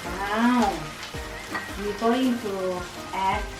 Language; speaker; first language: English; non-native, learner; Thai